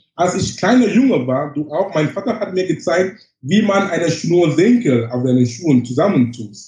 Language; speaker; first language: German; non-native, fluent; English